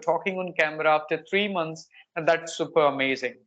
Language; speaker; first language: English; non-native, local second language; Hindi